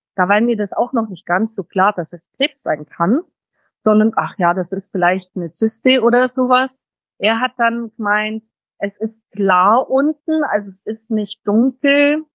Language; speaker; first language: German; early bilingual, heritage; German